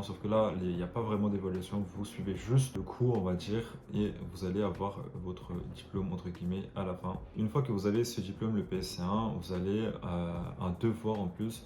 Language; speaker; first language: French; native; French